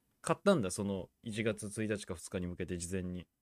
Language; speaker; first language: Japanese; native; Japanese